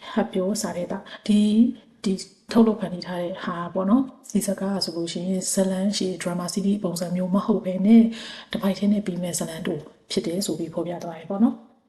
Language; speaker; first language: Burmese; native; Burmese